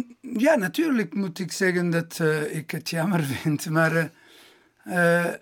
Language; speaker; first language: Dutch; non-native, local second language; Italian